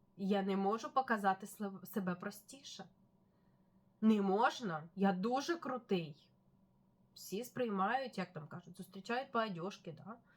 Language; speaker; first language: Ukrainian; non-native, local second language; Russian